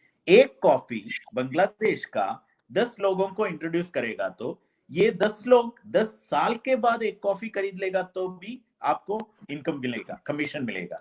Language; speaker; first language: Hindi; non-native, fluent; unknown